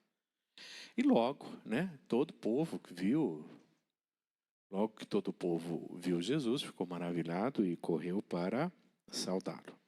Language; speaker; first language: Portuguese; native; Portuguese